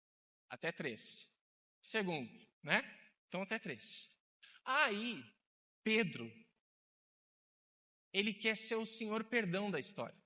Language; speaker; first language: Portuguese; native; Portuguese